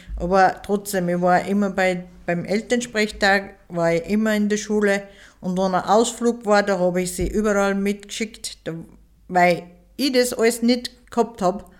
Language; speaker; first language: German; early bilingual, other home language; Turkish